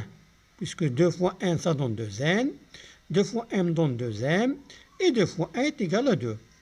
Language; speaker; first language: French; non-native, local second language; Arabic